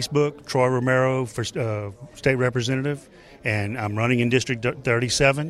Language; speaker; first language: English; native; English